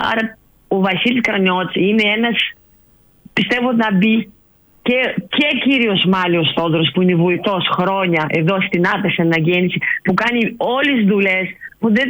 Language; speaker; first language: Greek; non-native, learner; Russian